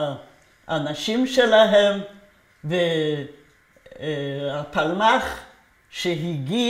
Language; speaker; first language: Hebrew; non-native, fluent; Polish